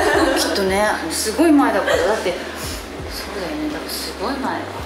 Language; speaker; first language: Japanese; native; Japanese